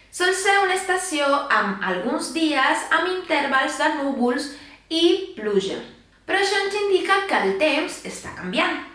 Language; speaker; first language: Catalan; non-native, local second language; Spanish